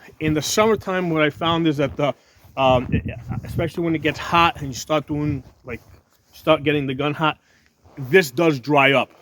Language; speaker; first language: English; native; English